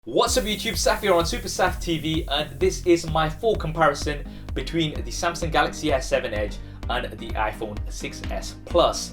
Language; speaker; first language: English; native; English